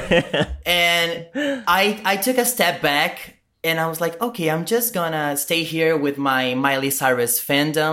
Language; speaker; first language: English; non-native, fluent; Portuguese